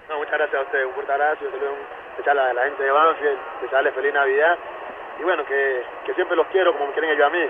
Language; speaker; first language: Spanish; native; Spanish